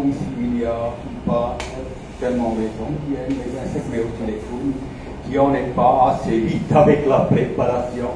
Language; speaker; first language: French; non-native, fluent; German